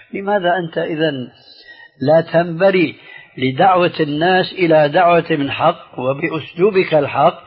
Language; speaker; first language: Arabic; early bilingual, other home language; Albanian